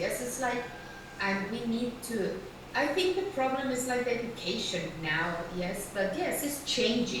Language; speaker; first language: English; non-native, learner; Spanish